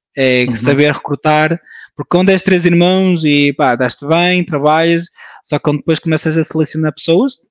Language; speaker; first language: Portuguese; early bilingual, heritage; French